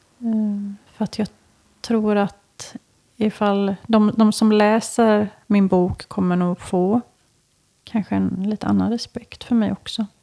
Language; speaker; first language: Swedish; native; Swedish